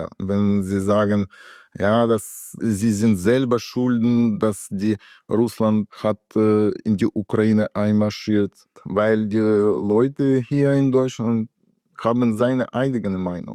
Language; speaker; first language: German; non-native, learner; Russian